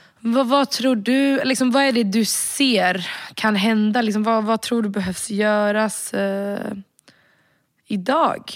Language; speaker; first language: Swedish; early bilingual, other home language; Romany